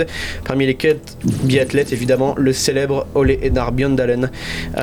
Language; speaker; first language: French; native; French